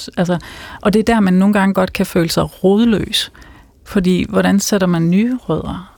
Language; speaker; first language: Danish; early bilingual, other home language; Persian